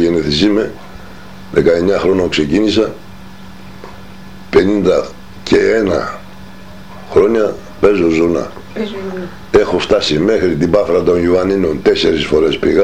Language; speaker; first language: Greek; non-native, local second language; Turkish